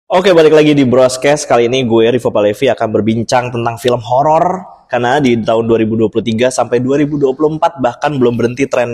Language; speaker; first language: Indonesian; native; Indonesian